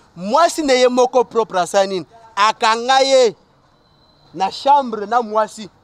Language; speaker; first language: Lingala; non-native, local second language; Luba-Lulua